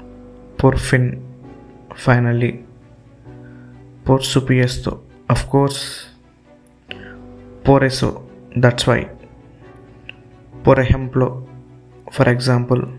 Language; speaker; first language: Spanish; non-native, fluent; Telugu